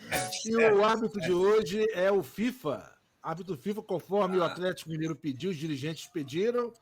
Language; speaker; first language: Portuguese; native; Portuguese